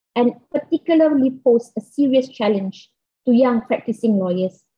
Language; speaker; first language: English; non-native, local second language; Malay